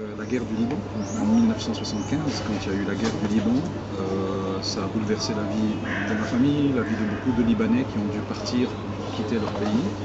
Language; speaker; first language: French; non-native, local second language; Arabic